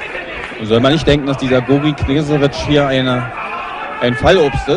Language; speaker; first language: German; native; German